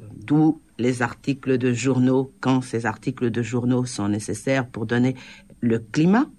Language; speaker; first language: French; native; French